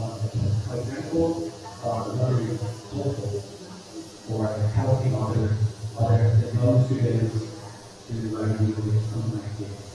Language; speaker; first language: English; non-native, fluent; Korean